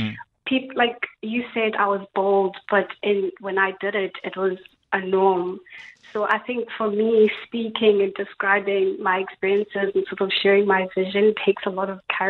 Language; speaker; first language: English; non-native, local second language; Xhosa